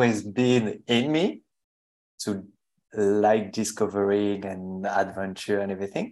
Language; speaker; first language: English; non-native, learner; French